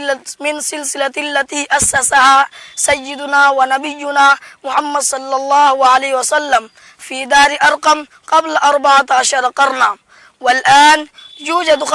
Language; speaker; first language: Arabic; non-native, fluent; Urdu